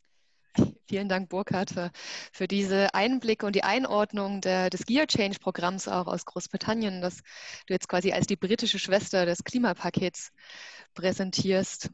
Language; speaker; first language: German; native; German